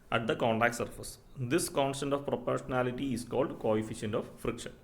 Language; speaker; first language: English; non-native, local second language; Malayalam